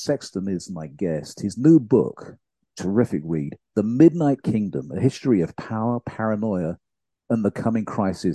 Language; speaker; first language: English; native; English